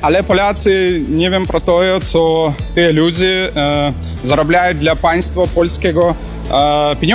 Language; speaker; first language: Polish; non-native, learner; Belarusian